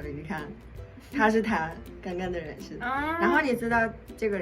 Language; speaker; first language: Chinese; non-native, fluent; Mongolian